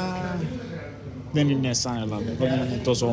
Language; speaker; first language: Greek; early bilingual, heritage; English